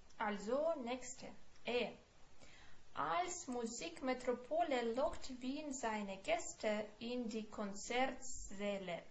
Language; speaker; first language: German; non-native, fluent; Ukrainian